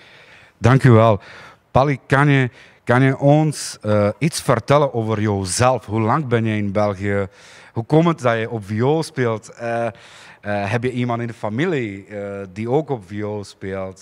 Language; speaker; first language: Dutch; non-native, fluent; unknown